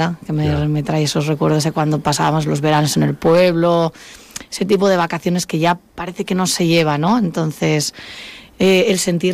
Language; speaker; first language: Spanish; native; Spanish